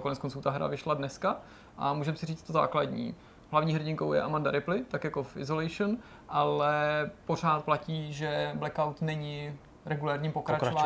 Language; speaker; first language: Czech; native; Czech